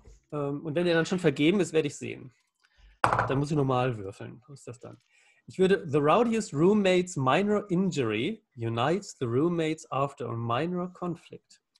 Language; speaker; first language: German; native; German